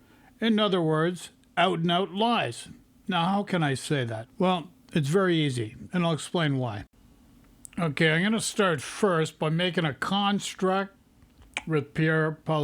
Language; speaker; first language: English; native; English